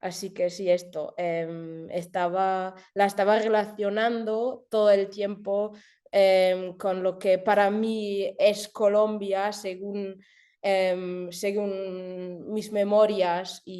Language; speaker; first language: Spanish; early bilingual, heritage; German